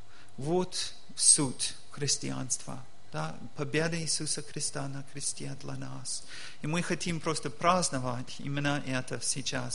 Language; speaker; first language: Russian; non-native, learner; English